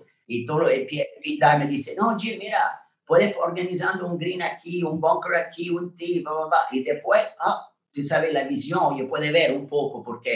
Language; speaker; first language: Spanish; non-native, learner; French